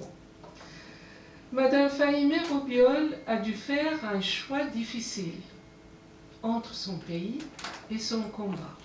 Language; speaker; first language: French; non-native, fluent; Persian